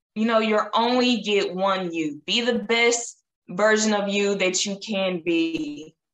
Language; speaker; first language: English; native; English